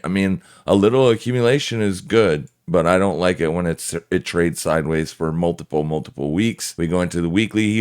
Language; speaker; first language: English; native; English